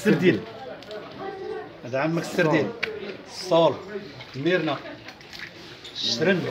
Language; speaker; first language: Arabic; native; Arabic